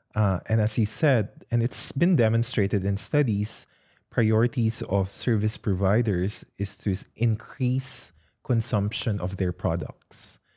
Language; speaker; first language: English; non-native, local second language; Filipino